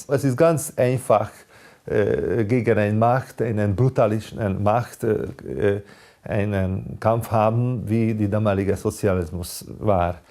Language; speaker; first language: German; non-native, fluent; Hungarian